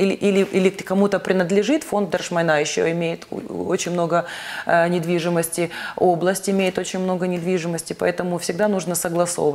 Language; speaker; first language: Russian; native; Russian